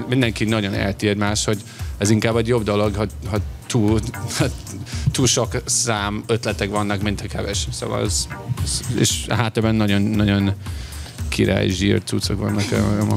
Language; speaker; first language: Hungarian; non-native, fluent; English